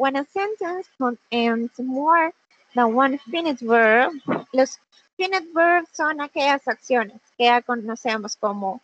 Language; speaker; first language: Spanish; native; Spanish